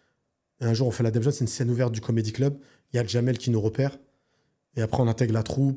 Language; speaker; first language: French; native; French